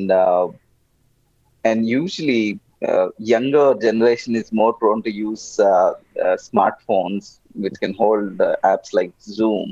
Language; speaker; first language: English; non-native, local second language; Telugu